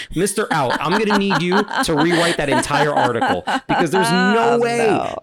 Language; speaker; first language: English; native; English